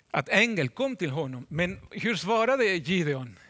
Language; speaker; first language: Swedish; non-native, fluent; Spanish